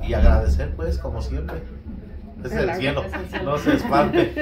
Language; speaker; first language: Spanish; native; Spanish